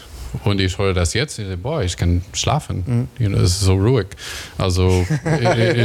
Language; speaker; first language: German; non-native, learner; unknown